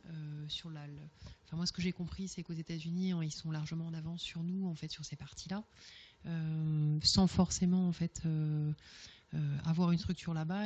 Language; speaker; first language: French; native; French